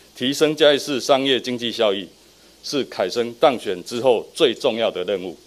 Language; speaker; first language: Chinese; native; Chinese